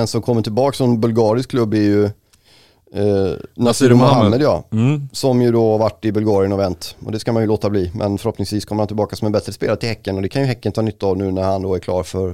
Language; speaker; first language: Swedish; native; Swedish